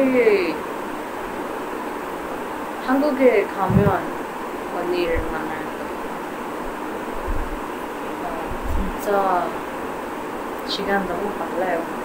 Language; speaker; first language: Korean; non-native, learner; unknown